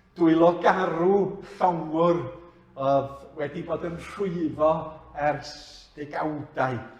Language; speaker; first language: Welsh; native; Welsh